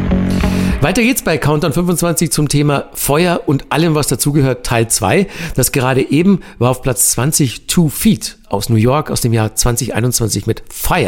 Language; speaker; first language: German; native; German